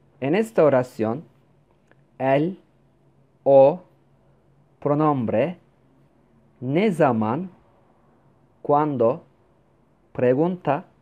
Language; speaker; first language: Spanish; non-native, fluent; Turkish